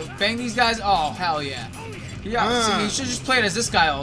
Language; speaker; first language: English; native; English